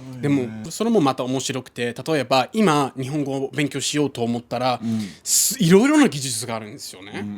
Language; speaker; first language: Japanese; non-native, fluent; English